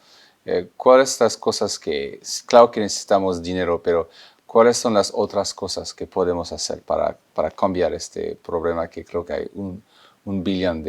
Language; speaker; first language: Spanish; non-native, fluent; French